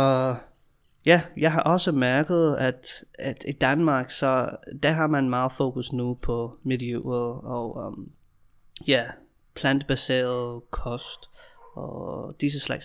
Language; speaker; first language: Danish; non-native, fluent; English